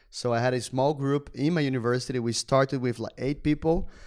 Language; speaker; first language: English; non-native, fluent; Portuguese